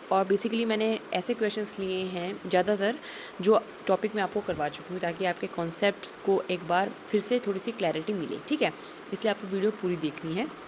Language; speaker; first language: Hindi; non-native, local second language; Marathi